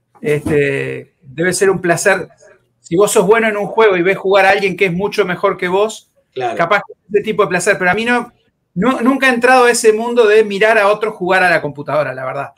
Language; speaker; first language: Spanish; native; Spanish